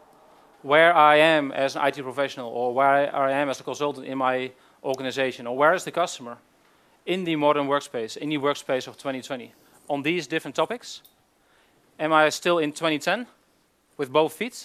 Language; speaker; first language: English; non-native, fluent; Dutch